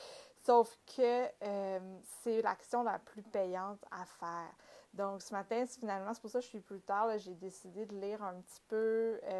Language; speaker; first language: French; native; French